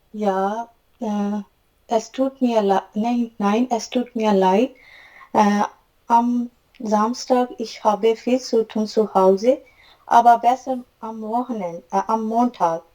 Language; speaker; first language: German; non-native, learner; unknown